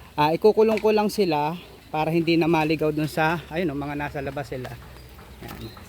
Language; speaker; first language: Filipino; native; Filipino